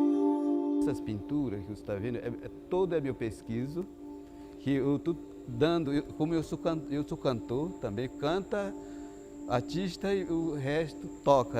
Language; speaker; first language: Portuguese; non-native, local second language; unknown